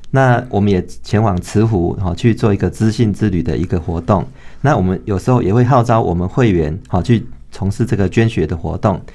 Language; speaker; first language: Chinese; native; Chinese